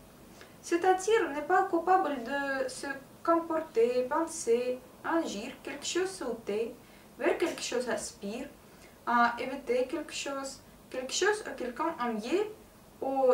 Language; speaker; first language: French; non-native, learner; Russian